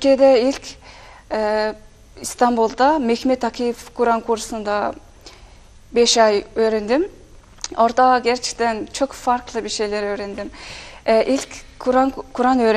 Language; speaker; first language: Turkish; non-native, fluent; Mongolian